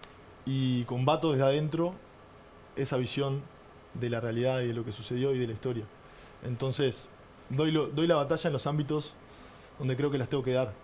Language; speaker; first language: Spanish; native; Spanish